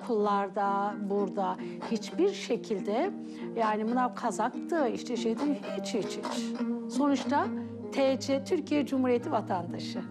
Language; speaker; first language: Turkish; early bilingual, other home language; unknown